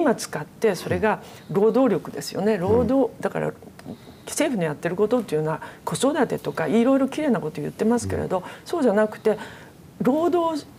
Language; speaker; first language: Japanese; native; Japanese